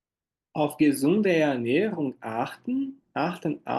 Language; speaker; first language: German; non-native, fluent; Portuguese